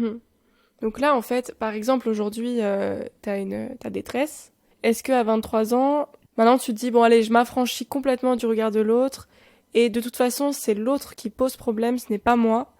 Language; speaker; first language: French; native; French